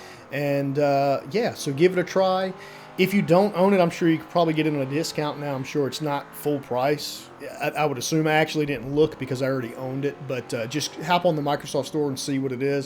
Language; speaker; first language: English; native; English